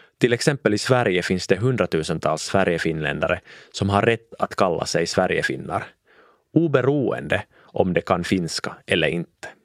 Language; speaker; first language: Swedish; non-native, local second language; Finnish